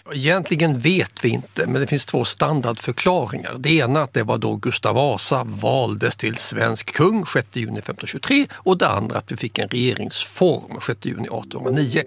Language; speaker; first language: Swedish; native; Swedish